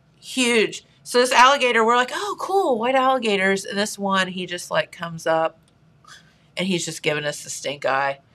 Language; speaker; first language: English; native; English